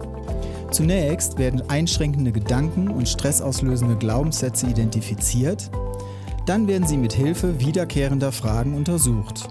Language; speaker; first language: German; native; German